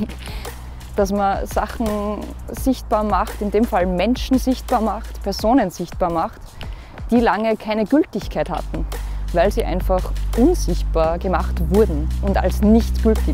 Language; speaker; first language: German; native; German